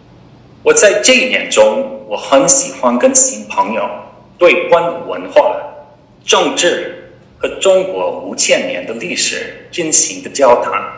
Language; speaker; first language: Chinese; non-native, fluent; English